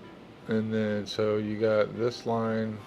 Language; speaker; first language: English; native; English